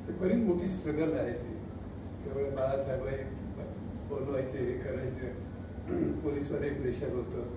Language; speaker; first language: Marathi; non-native, local second language; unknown